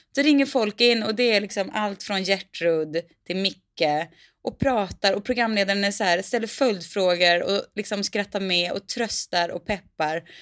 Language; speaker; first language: Swedish; native; Swedish